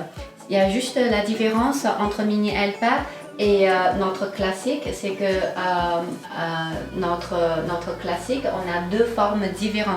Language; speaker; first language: French; non-native, fluent; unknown